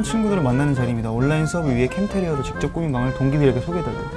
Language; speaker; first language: Korean; native; Korean